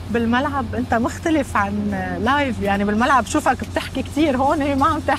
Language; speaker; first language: Arabic; native; Arabic